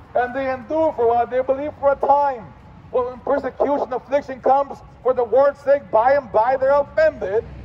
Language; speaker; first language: English; native; English